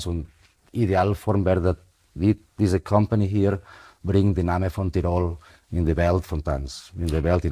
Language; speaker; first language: German; non-native, fluent; Spanish